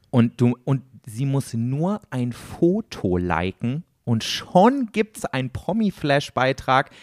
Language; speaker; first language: German; native; German